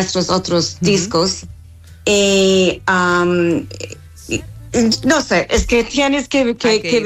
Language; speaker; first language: Spanish; non-native, fluent; English